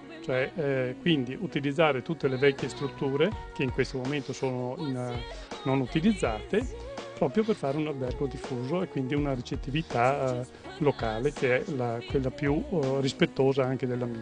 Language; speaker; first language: Italian; native; Italian